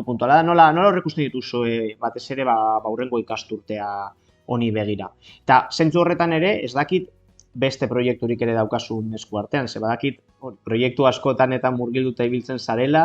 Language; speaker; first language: Basque; native; Basque